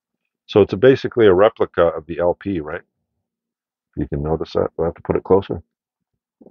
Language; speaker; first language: English; native; English